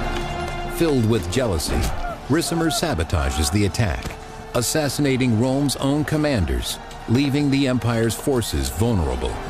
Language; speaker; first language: English; native; English